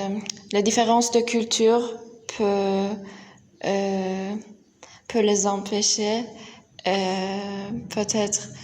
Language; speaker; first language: French; non-native, learner; Turkish